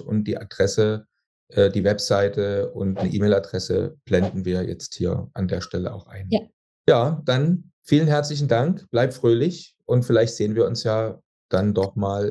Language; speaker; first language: German; native; German